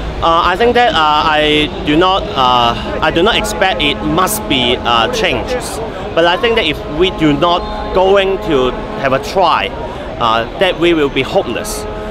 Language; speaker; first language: English; non-native, local second language; Cantonese